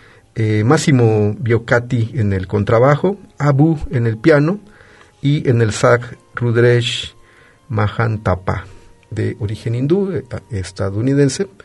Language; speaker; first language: Spanish; native; Spanish